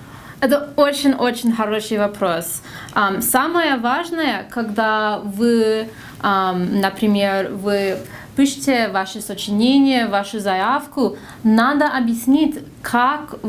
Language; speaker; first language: Russian; non-native, fluent; English